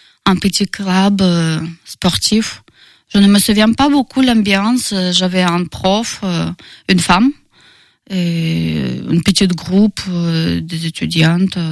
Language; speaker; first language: French; non-native, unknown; Russian